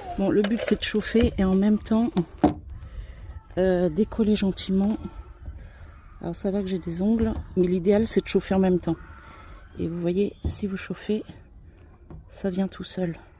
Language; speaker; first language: French; native; French